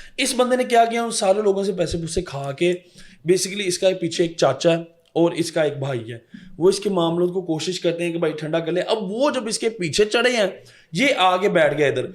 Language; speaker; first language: Urdu; non-native, local second language; Punjabi